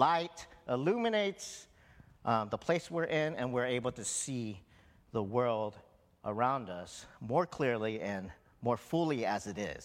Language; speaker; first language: English; native; English